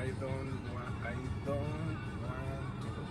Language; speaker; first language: English; non-native, learner; Spanish